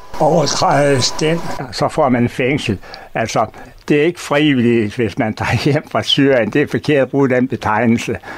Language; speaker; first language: Danish; native; Danish